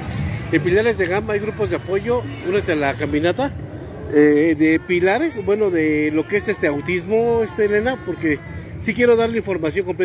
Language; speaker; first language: Spanish; native; Spanish